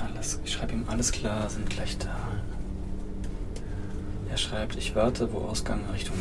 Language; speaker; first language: German; native; German